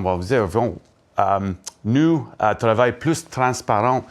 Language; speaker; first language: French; non-native, learner; English